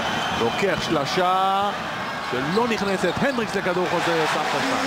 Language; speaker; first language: Hebrew; native; Hebrew